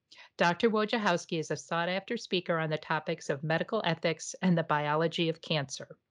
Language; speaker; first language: English; native; English